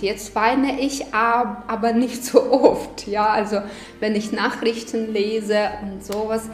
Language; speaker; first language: German; non-native, fluent; Ukrainian